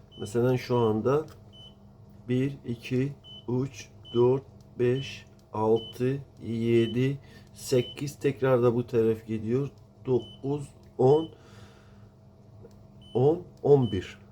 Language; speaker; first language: Turkish; non-native, learner; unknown